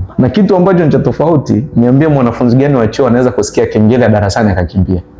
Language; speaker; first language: Swahili; native; Swahili